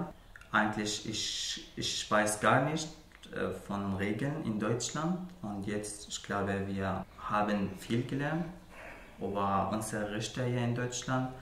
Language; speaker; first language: German; non-native, learner; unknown